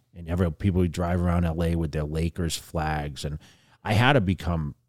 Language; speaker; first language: English; native; English